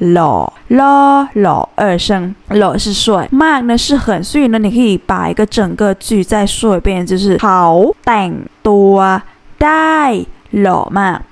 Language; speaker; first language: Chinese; non-native, fluent; Thai